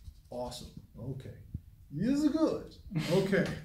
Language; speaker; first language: English; native; English